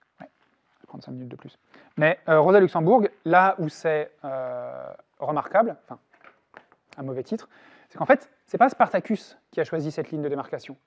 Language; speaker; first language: French; native; French